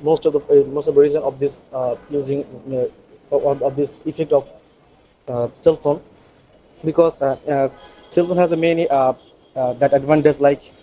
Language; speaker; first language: English; non-native, learner; Bangla